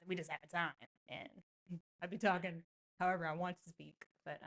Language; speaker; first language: English; native; English